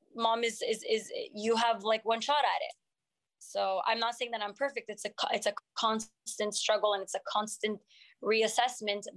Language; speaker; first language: English; non-native, fluent; French